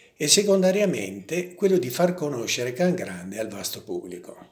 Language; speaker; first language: Italian; native; Italian